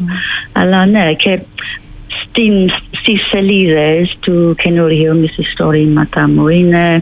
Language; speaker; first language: Greek; non-native, fluent; English